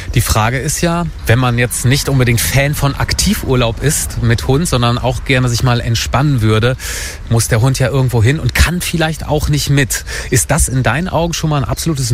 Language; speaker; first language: German; native; German